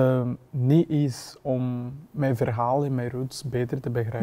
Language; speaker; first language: Dutch; non-native, fluent; Kinyarwanda